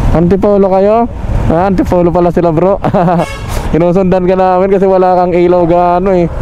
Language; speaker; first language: Filipino; non-native, local second language; Bikol